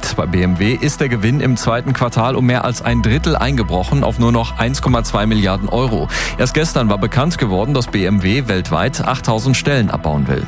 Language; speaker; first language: German; native; German